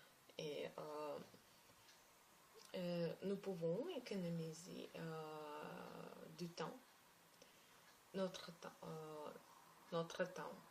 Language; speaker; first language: French; non-native, learner; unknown